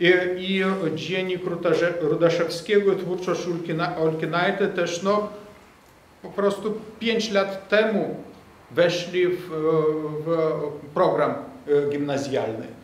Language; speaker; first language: Polish; non-native, fluent; Lithuanian